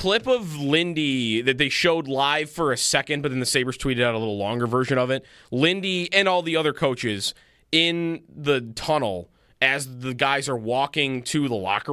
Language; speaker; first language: English; native; English